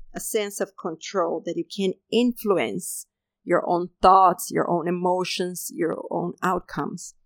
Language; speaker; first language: English; non-native, fluent; Portuguese